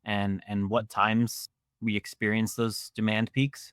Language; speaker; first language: English; native; English